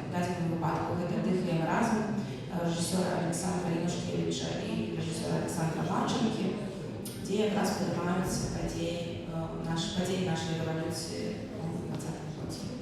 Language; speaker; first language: Belarusian; non-native, local second language; Russian